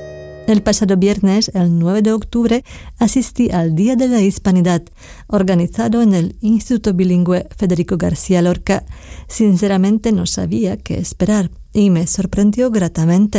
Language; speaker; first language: Spanish; non-native, fluent; Slovak